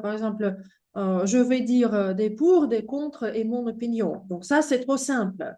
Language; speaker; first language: French; non-native, fluent; Russian